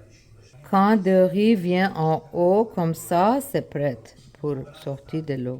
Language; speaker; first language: French; non-native, learner; Persian